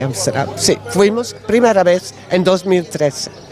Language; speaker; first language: Spanish; non-native, learner; Dutch